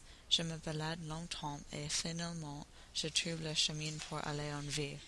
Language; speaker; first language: French; non-native, learner; English